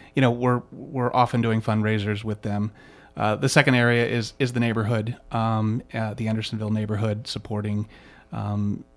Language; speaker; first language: English; native; English